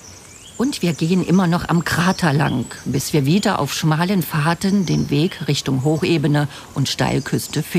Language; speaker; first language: German; native; German